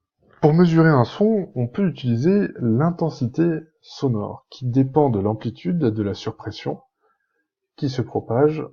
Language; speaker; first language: French; native; French